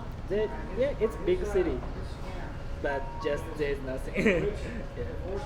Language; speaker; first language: English; non-native, learner; Japanese